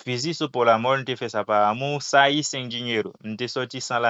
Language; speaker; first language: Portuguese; non-native, fluent; Haitian Creole